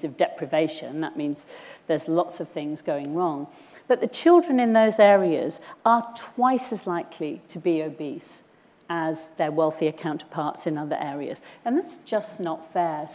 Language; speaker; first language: English; native; English